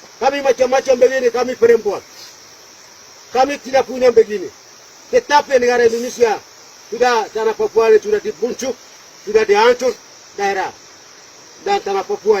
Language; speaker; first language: Indonesian; non-native, local second language; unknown